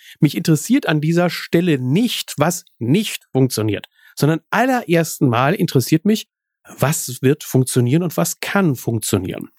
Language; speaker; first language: German; native; German